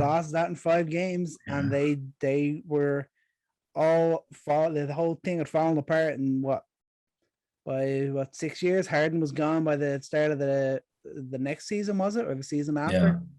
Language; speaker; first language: English; native; English